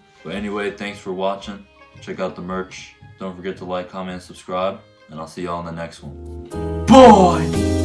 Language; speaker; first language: English; early bilingual, other home language; Japanese